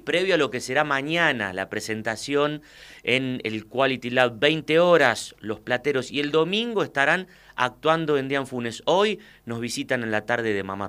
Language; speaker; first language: Spanish; native; Spanish